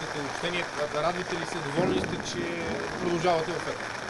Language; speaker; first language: Bulgarian; native; Bulgarian